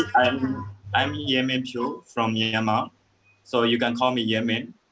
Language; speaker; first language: English; non-native, learner; Burmese